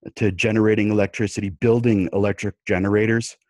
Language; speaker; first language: English; native; English